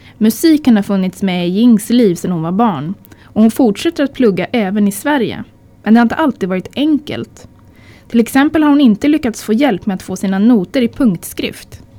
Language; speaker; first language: Swedish; native; Swedish